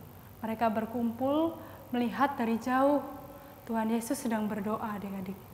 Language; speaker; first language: Indonesian; native; Indonesian